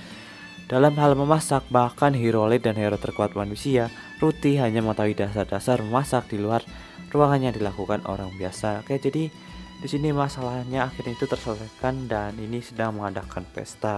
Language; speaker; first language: Indonesian; native; Indonesian